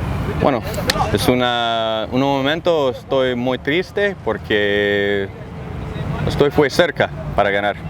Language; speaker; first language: Spanish; non-native, learner; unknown